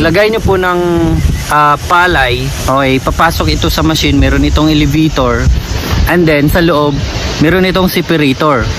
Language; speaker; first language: Filipino; native; Filipino